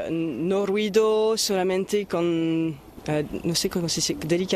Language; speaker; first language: Spanish; non-native, learner; French